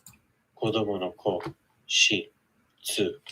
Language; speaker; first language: Japanese; non-native, learner; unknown